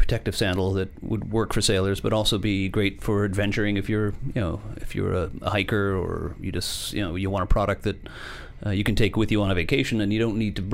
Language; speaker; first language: English; native; English